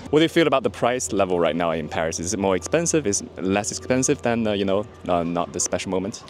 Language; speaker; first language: English; non-native, fluent; Chinese